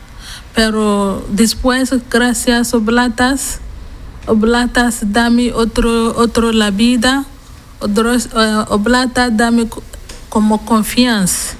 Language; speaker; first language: Spanish; non-native, learner; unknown